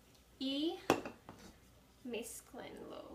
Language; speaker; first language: Spanish; non-native, learner; English